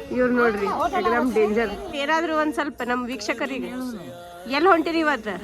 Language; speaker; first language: Kannada; non-native, local second language; Lambadi